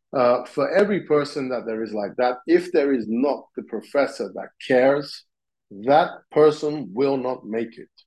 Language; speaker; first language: English; non-native, fluent; Italian